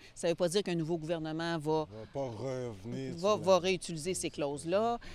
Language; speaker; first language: French; native; French